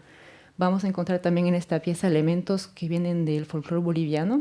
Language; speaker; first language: Spanish; native; Spanish